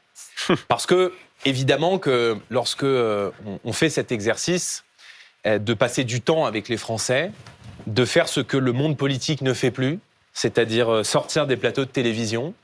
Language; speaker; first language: French; native; French